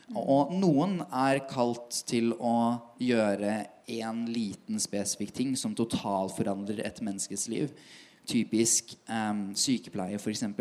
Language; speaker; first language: Norwegian; native; Norwegian